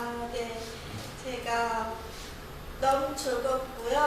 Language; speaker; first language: Korean; non-native, learner; Chinese